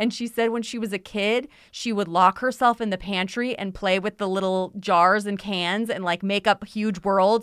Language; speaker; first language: English; native; English